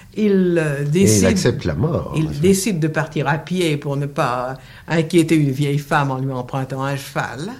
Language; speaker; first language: French; native; French